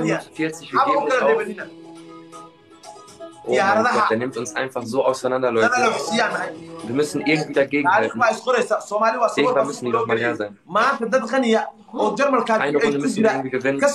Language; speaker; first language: German; early bilingual, other home language; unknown